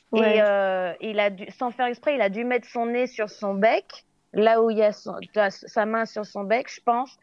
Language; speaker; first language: French; native; French